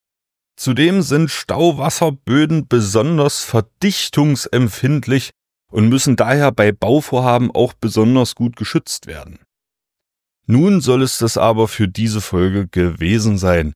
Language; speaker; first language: German; native; German